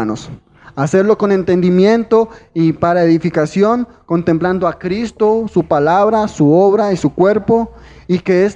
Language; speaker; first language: Spanish; native; Spanish